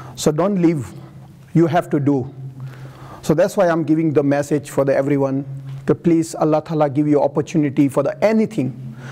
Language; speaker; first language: English; non-native, local second language; Gujarati